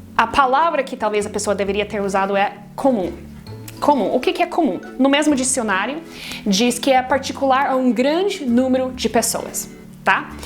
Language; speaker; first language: Portuguese; non-native, fluent; English